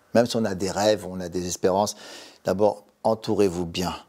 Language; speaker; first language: French; native; French